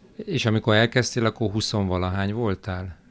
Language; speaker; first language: Hungarian; native; Hungarian